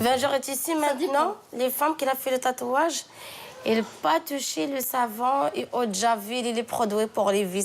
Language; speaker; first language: French; non-native, learner; Arabic